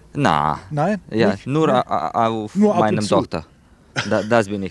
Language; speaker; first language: German; non-native, learner; Slovenian